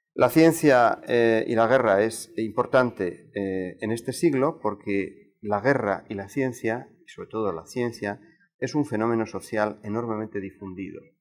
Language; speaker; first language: Spanish; native; Spanish